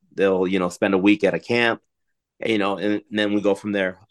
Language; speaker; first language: English; native; English